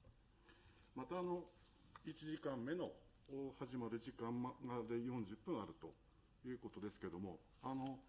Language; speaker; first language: Japanese; native; Japanese